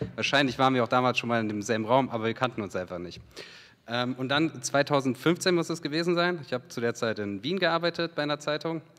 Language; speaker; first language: German; early bilingual, other home language; Serbian